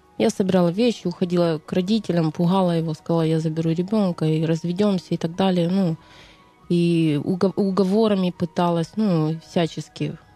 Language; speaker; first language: Russian; native; Russian